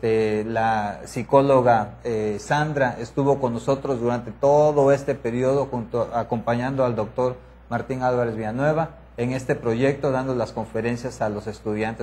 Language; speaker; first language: Spanish; native; Spanish